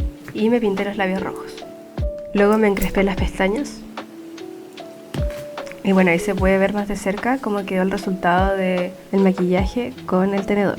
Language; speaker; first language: Spanish; native; Spanish